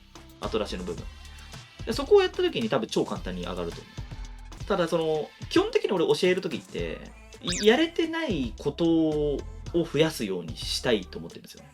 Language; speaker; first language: Japanese; native; Japanese